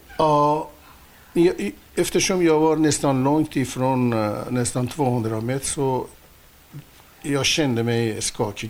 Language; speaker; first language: Swedish; non-native, fluent; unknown